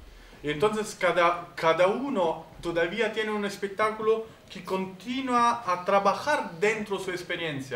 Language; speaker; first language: Spanish; non-native, fluent; Italian